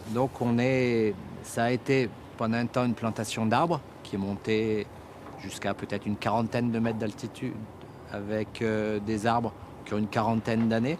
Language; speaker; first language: French; native; French